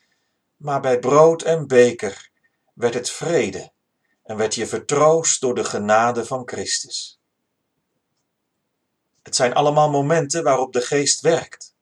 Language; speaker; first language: Dutch; native; Dutch